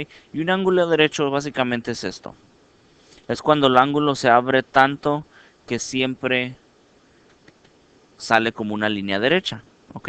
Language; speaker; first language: Spanish; early bilingual, heritage; Spanish